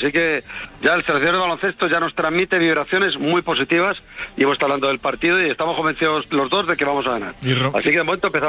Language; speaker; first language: Spanish; native; Spanish